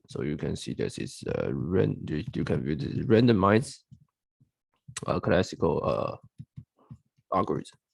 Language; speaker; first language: English; non-native, fluent; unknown